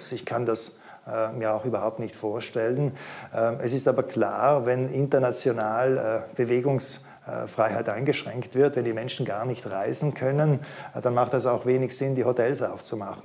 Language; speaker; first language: German; native; German